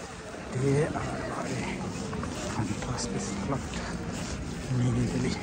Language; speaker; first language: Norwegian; non-native, fluent; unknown